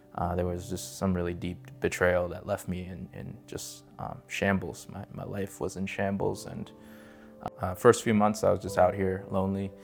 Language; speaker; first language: English; native; English